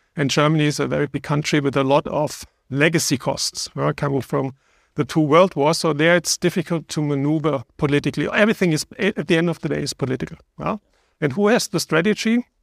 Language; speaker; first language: English; non-native, fluent; German